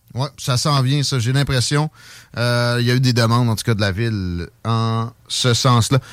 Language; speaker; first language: French; native; French